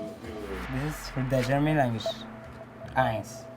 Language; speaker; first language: English; non-native, learner; Arabic